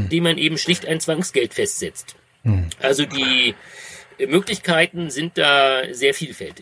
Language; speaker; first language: German; native; German